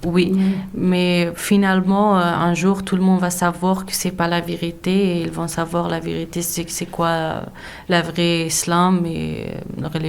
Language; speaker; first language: French; non-native, learner; Persian